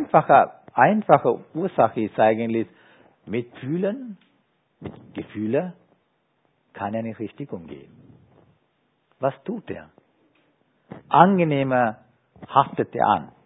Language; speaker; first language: German; non-native, fluent; Sinhala